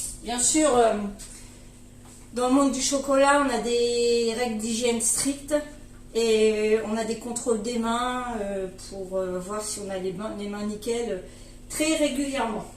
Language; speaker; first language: French; native; French